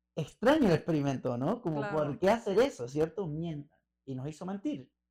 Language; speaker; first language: Spanish; native; Spanish